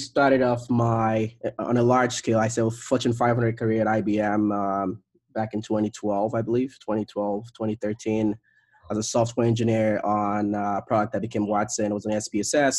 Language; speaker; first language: English; non-native, local second language; Igbo